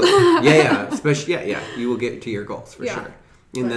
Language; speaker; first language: English; native; English